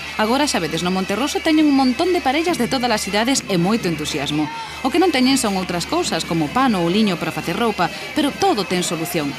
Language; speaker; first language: Galician; native; Galician